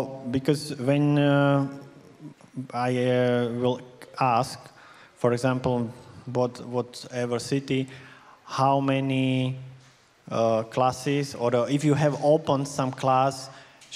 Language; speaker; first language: English; non-native, learner; Slovak